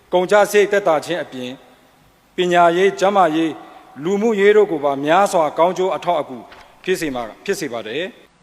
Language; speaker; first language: Burmese; non-native, local second language; Pa'o Karen